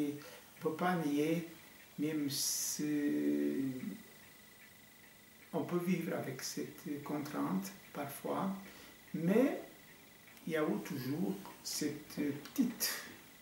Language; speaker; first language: French; non-native, fluent; Portuguese